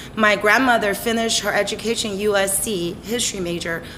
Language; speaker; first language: English; non-native, fluent; Chinese